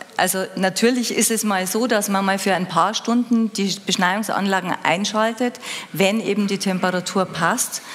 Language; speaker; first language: German; native; German